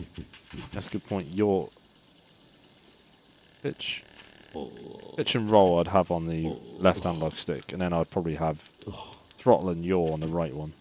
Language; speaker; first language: English; native; English